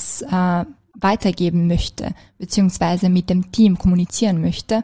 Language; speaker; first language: German; non-native, fluent; Serbian